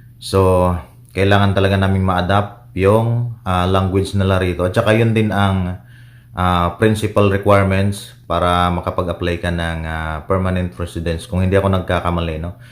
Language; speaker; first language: Filipino; native; Filipino